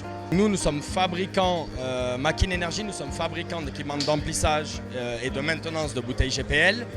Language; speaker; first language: French; native; French